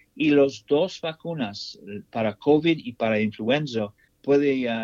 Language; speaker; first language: Spanish; non-native, learner; English